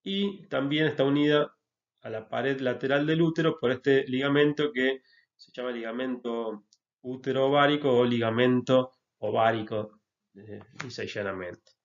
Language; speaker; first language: Spanish; native; Spanish